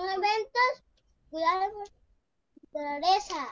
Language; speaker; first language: Spanish; native; Spanish